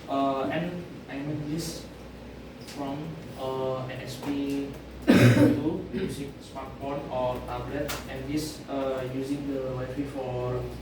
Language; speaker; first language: English; non-native, learner; Indonesian